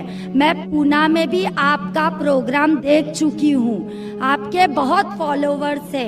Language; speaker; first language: Hindi; non-native, local second language; Marathi